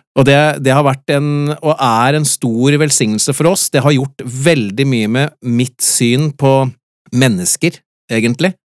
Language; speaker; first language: Norwegian; native; Norwegian